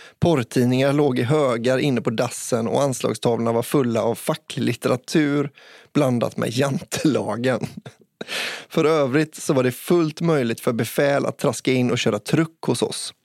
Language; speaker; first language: Swedish; native; Swedish